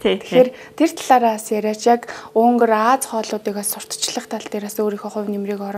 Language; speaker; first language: Mongolian; native; Mongolian